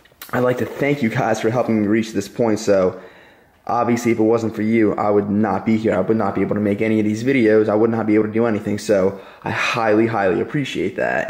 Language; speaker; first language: English; early bilingual, other home language; Russian